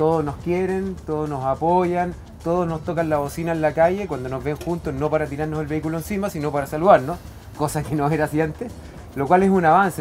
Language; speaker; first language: Spanish; native; Spanish